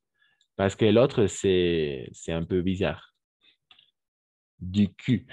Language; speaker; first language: French; non-native, fluent; Spanish